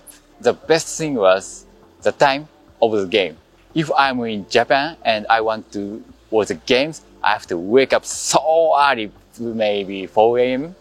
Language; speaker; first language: English; non-native, learner; Japanese